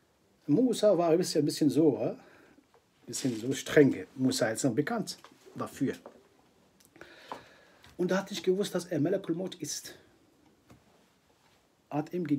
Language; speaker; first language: German; non-native, fluent; Arabic